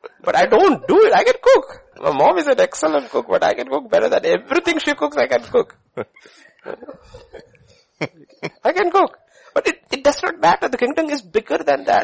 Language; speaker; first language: English; non-native, local second language; Malayalam